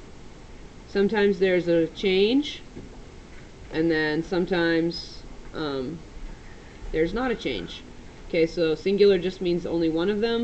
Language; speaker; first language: English; native; English